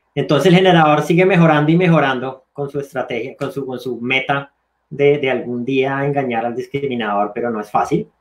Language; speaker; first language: Spanish; native; Spanish